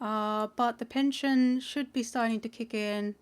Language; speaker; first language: English; native; English